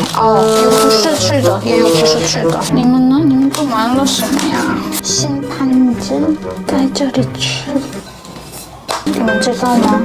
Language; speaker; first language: Chinese; non-native, learner; Korean